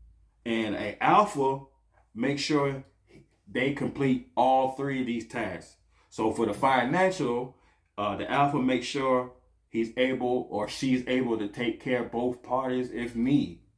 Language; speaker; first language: English; native; English